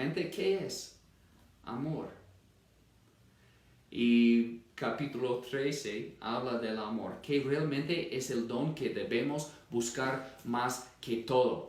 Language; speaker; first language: Spanish; non-native, fluent; English